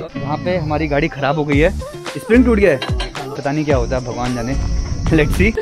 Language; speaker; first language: Hindi; native; Hindi